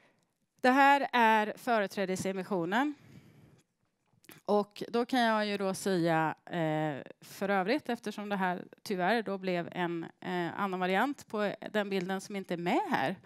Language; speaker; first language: Swedish; native; Swedish